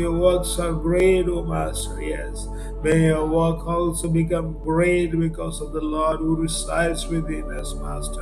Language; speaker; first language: English; non-native, local second language; Tamil